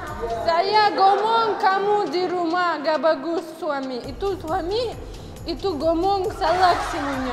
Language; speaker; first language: Indonesian; non-native, learner; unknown